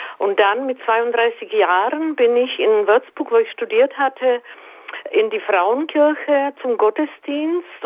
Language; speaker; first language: German; non-native, fluent; Czech